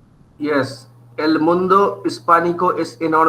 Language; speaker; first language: Spanish; non-native, fluent; Bangla